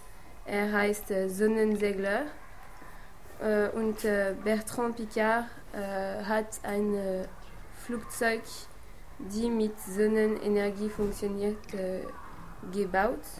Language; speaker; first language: German; non-native, learner; French